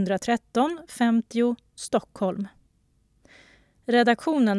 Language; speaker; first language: Swedish; native; Swedish